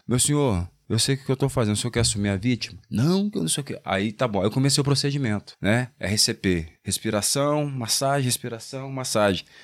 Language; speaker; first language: Portuguese; native; Portuguese